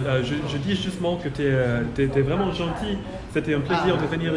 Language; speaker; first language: French; non-native, fluent; English